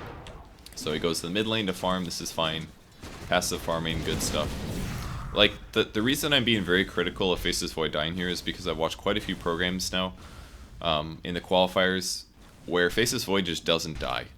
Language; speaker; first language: English; native; English